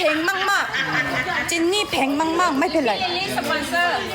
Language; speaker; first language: Thai; non-native, learner; Korean